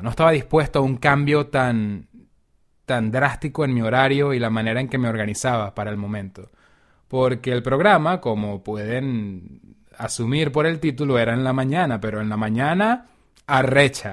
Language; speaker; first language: Spanish; native; Spanish